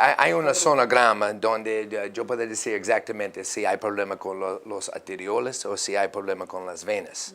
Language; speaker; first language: Spanish; non-native, learner; English